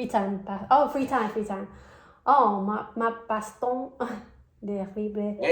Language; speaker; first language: English; non-native, learner; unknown